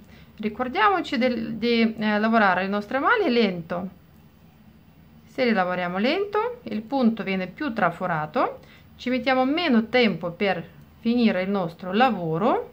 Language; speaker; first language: Italian; non-native, fluent; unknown